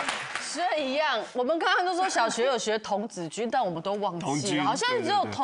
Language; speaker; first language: Chinese; native; Chinese